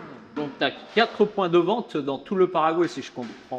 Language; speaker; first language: French; native; French